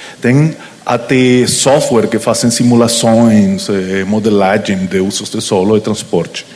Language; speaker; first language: Portuguese; non-native, learner; Spanish